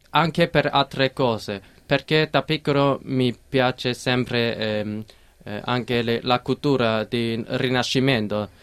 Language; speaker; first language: Italian; non-native, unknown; Cantonese